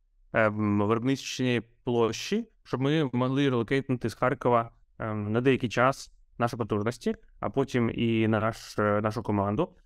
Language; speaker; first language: Ukrainian; non-native, local second language; Russian